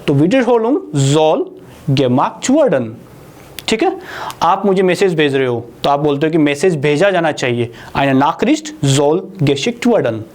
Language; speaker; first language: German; non-native, fluent; Hindi